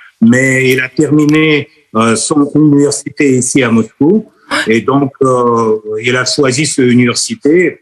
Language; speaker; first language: French; non-native, fluent; Russian